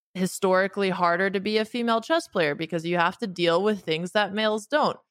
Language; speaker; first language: English; native; English